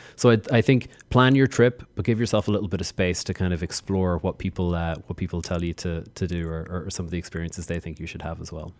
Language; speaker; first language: English; native; English